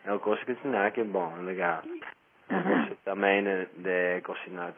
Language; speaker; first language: Portuguese; non-native, learner; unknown